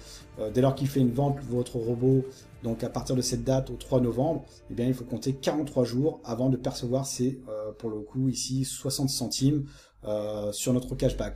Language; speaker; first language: French; native; French